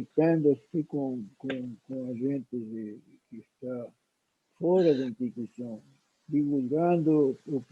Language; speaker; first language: Portuguese; non-native, fluent; Spanish